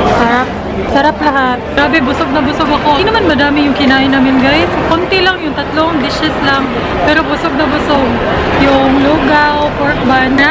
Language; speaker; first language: Filipino; non-native, local second language; Cebuano